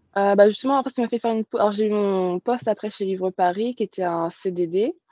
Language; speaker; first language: French; native; French